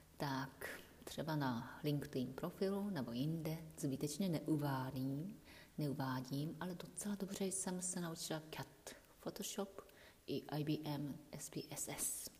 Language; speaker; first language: Czech; non-native, fluent; Japanese